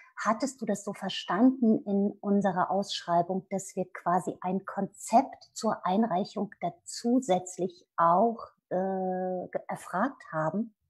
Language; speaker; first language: German; native; German